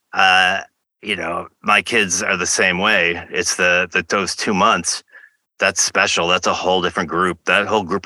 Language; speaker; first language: English; native; English